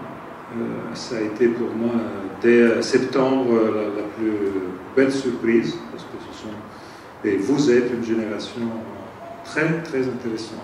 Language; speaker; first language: French; non-native, fluent; Italian